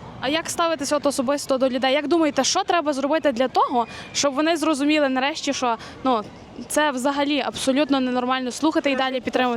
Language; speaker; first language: Ukrainian; native; Ukrainian